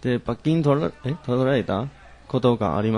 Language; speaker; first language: Japanese; non-native, fluent; Chinese